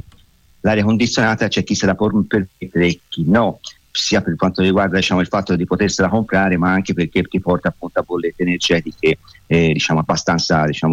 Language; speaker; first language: Italian; native; Italian